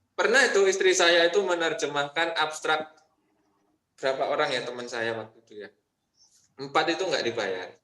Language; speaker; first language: Indonesian; non-native, local second language; Balinese